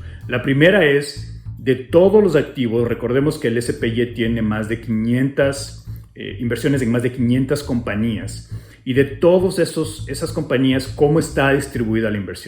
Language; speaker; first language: Spanish; native; Spanish